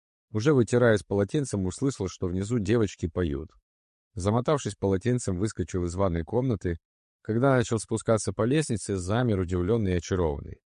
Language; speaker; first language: Russian; native; Russian